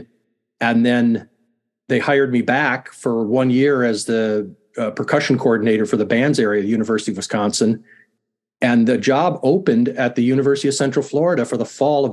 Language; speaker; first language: English; native; English